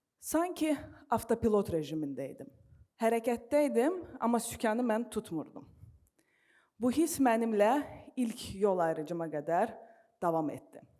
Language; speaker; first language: Azerbaijani; non-native, local second language; Russian